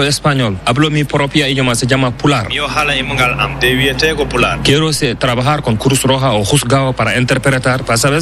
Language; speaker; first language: Spanish; non-native, learner; Fula